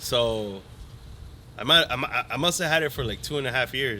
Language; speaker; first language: English; native; English